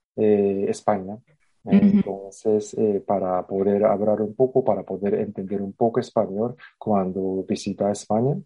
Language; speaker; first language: Spanish; non-native, fluent; Japanese